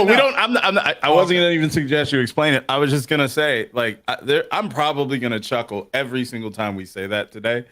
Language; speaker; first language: English; native; English